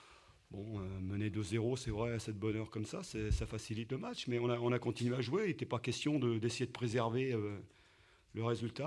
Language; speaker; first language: French; native; French